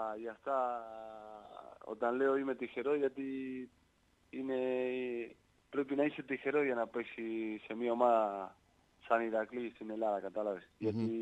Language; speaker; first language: Greek; non-native, learner; Spanish